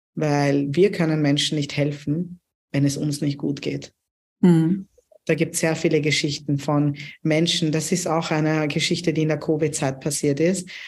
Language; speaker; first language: German; non-native, fluent; Urdu